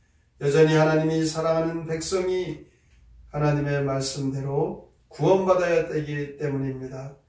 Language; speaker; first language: Korean; native; Korean